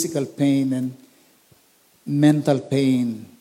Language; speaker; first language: English; non-native, local second language; Filipino